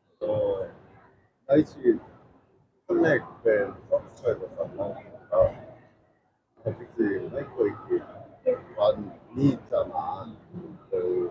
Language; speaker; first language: Thai; non-native, learner; Korean